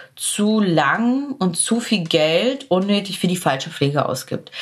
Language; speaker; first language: German; early bilingual, other home language; Polish